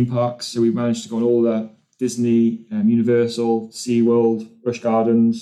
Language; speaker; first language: English; native; English